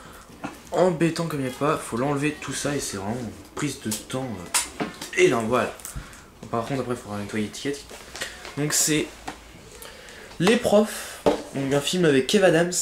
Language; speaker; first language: French; native; French